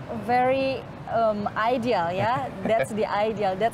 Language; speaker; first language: English; non-native, fluent; Indonesian